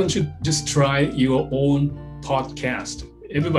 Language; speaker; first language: English; non-native, learner; Japanese